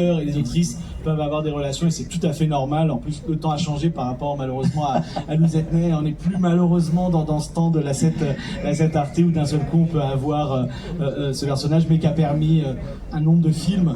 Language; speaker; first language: French; native; French